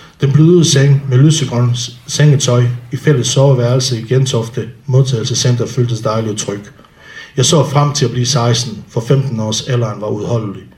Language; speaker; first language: Danish; non-native, fluent; Bosnian